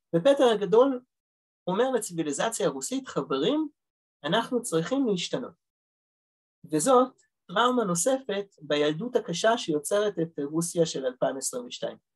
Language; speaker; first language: Hebrew; early bilingual, other home language; Russian